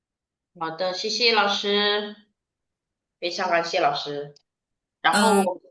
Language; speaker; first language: Chinese; non-native, fluent; Indonesian